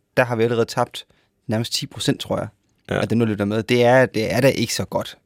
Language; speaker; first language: Danish; native; Danish